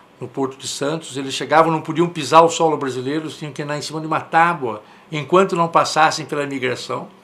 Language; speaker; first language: Portuguese; native; Portuguese